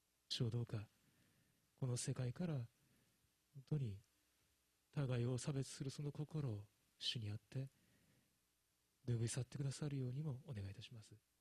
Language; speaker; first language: Japanese; native; Japanese